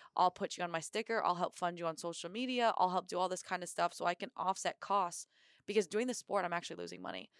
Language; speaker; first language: English; native; English